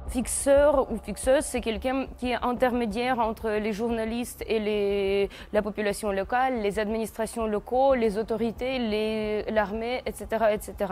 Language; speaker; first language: French; non-native, fluent; Ukrainian